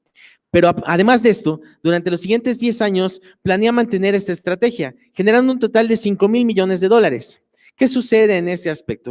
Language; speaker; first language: Spanish; native; Spanish